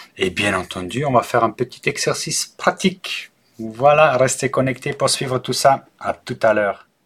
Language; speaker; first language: French; non-native, local second language; Swiss German